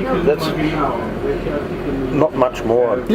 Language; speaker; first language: English; non-native, learner; German